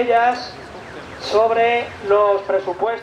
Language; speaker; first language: Spanish; native; Spanish